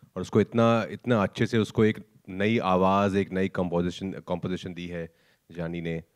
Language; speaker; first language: Hindi; native; Hindi